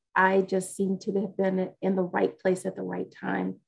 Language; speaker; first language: English; native; English